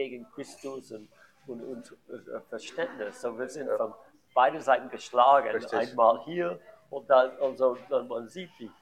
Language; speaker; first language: German; non-native, learner; English